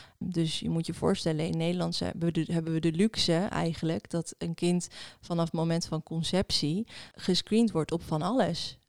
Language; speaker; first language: Dutch; early bilingual, other home language; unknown